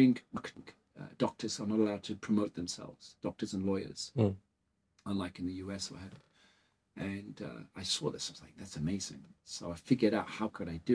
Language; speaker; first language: English; native; English